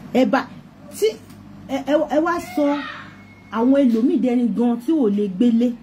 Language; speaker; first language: Yoruba; native; Yoruba